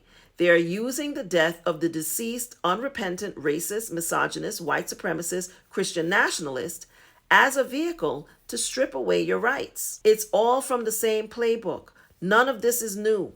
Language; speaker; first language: English; native; English